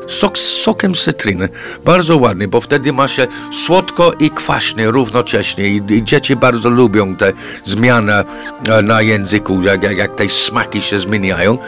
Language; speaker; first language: Polish; non-native, fluent; English